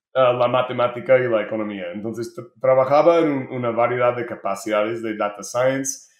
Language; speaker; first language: Spanish; non-native, fluent; English